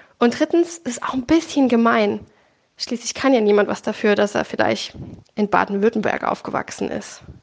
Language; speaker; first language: German; native; German